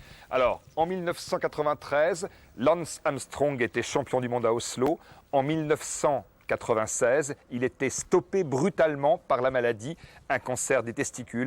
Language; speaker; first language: French; native; French